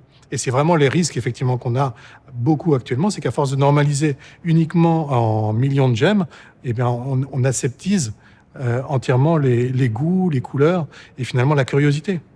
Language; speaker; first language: French; native; French